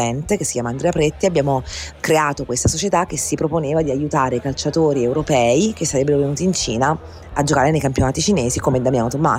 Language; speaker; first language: Italian; native; Italian